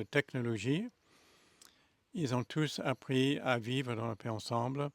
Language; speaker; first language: French; non-native, fluent; English